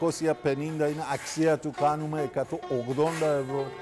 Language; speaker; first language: Greek; non-native, fluent; Persian